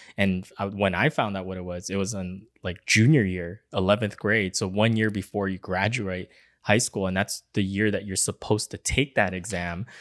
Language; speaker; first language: English; early bilingual, other home language; Chinese